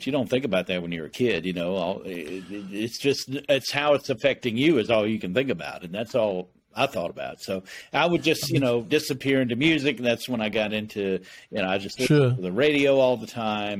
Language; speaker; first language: English; native; English